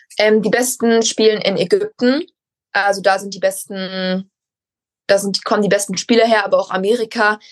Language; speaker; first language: German; native; German